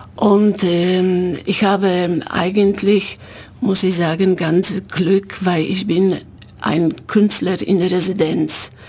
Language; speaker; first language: German; non-native, fluent; Polish